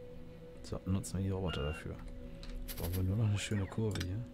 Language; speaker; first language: German; native; German